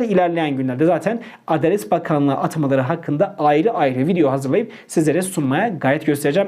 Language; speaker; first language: Turkish; native; Turkish